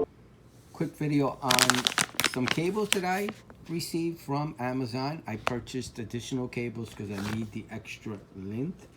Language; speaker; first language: English; native; English